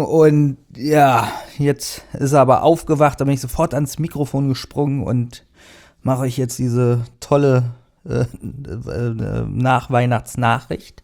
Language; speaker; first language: German; native; German